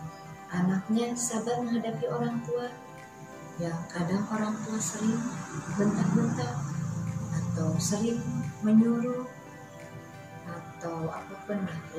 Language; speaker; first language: Indonesian; native; Indonesian